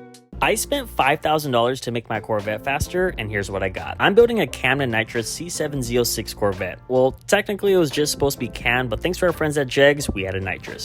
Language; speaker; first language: English; native; English